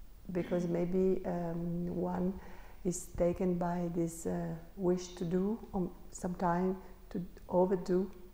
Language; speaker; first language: English; non-native, fluent; Italian